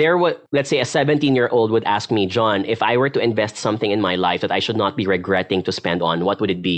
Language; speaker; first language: English; non-native, local second language; Filipino